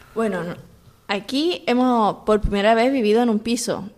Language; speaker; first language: Spanish; native; Spanish